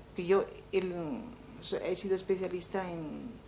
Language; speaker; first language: Spanish; native; Spanish